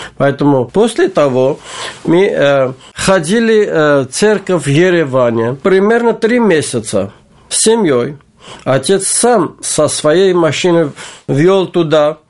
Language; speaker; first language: Russian; non-native, local second language; Armenian